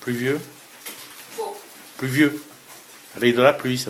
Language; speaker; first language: French; native; French